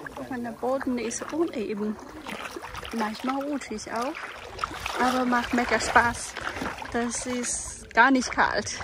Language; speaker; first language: German; non-native, learner; Chinese